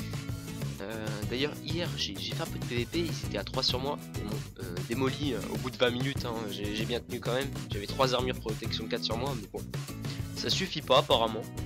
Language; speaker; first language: French; native; French